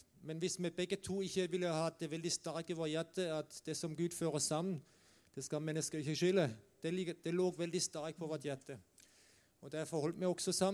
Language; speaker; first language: Norwegian; non-native, fluent; German